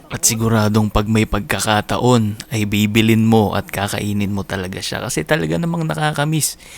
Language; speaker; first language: Filipino; native; Filipino